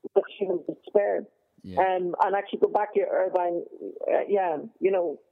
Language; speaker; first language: English; native; English